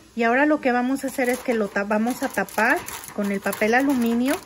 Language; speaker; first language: Spanish; native; Spanish